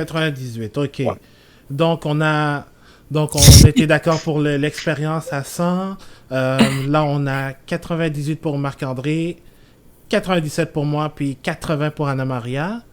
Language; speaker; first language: French; native; French